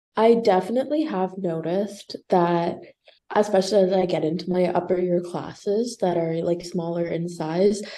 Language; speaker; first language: English; native; English